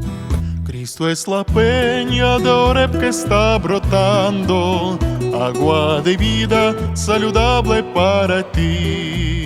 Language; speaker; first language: Spanish; non-native, learner; Russian